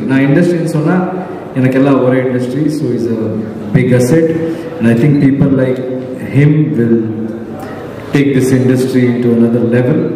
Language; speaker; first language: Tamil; non-native, learner; Kannada